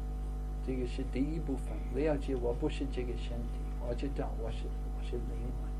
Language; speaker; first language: Chinese; non-native, fluent; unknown